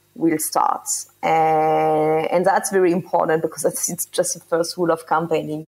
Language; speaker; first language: English; non-native, fluent; French